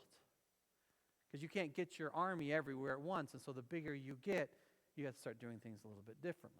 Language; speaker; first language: English; native; English